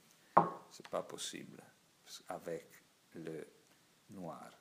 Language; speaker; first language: French; non-native, learner; Italian